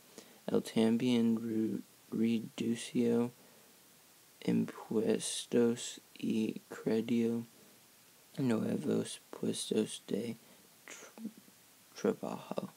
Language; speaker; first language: Spanish; non-native, learner; English